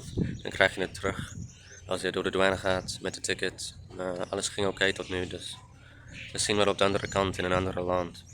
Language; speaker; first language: Dutch; non-native, learner; English